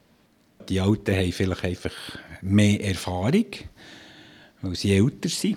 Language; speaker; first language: German; native; German